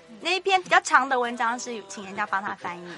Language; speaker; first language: Chinese; native; Chinese